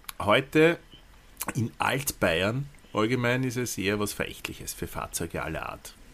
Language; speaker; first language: German; native; German